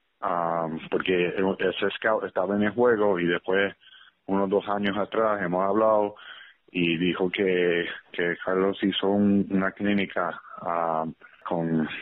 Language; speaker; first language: Spanish; early bilingual, heritage; English